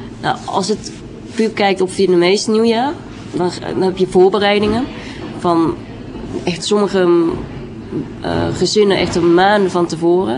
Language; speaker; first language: Dutch; early bilingual, other home language; Vietnamese